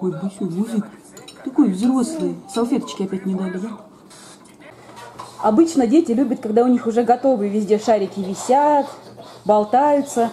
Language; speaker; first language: Russian; native; Russian